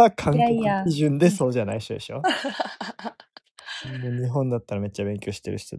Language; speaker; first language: Japanese; native; Japanese